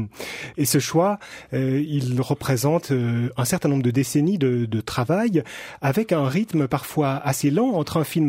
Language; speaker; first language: French; native; French